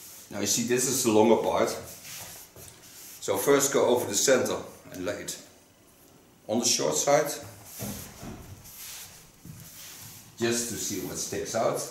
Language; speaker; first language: English; non-native, fluent; Dutch